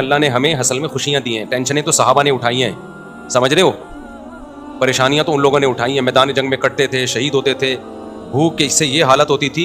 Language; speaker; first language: Urdu; native; Urdu